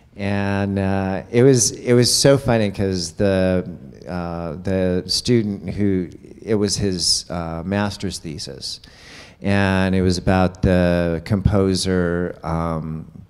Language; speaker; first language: English; native; English